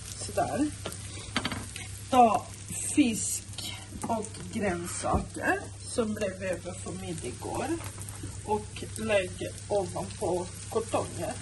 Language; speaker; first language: Swedish; non-native, fluent; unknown